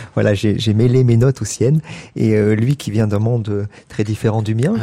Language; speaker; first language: French; native; French